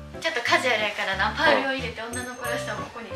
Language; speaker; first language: Japanese; native; Japanese